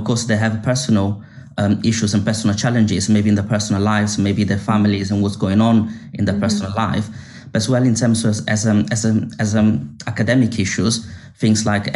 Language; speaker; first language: English; non-native, fluent; Italian